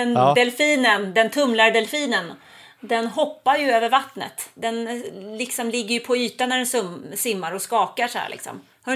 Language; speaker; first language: Swedish; native; Swedish